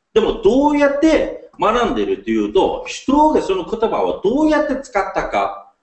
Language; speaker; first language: Japanese; non-native, fluent; English